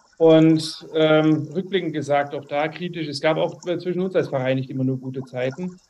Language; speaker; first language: German; native; German